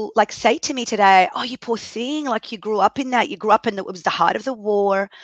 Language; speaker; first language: English; early bilingual, other home language; Arabic